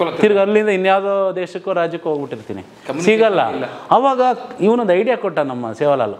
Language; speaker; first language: Kannada; non-native, local second language; Lambadi